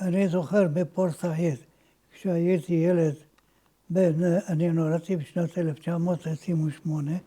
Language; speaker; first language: Hebrew; non-native, fluent; Ladino